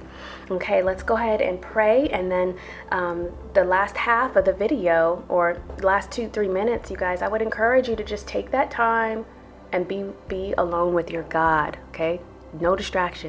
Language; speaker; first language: English; native; English